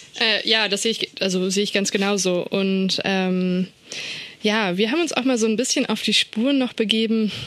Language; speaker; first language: German; native; German